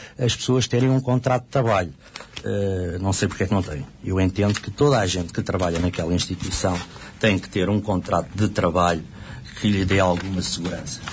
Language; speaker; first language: Portuguese; native; Portuguese